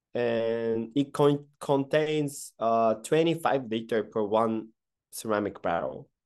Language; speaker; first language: English; non-native, fluent; Japanese